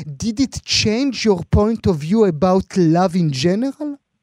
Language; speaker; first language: English; non-native, fluent; Hebrew